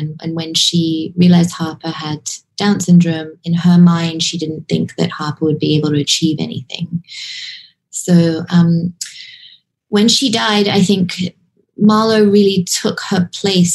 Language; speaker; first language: English; native; English